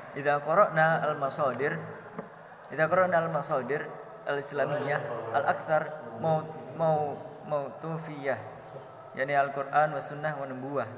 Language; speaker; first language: Arabic; non-native, learner; Indonesian